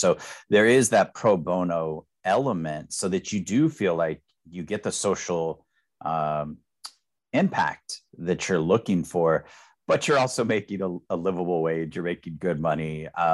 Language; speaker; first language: English; native; English